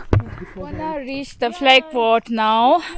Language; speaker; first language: English; non-native, learner; Tibetan